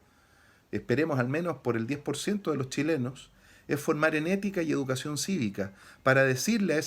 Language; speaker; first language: Spanish; native; Spanish